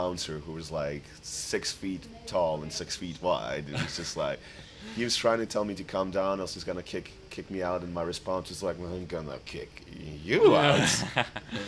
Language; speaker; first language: English; non-native, fluent; Croatian